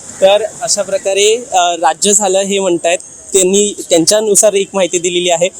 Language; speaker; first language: Marathi; native; Marathi